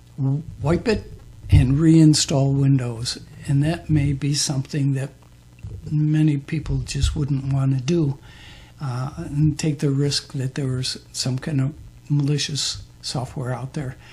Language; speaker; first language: English; native; English